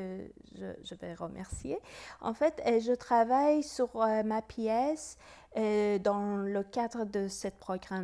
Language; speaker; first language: French; non-native, fluent; Persian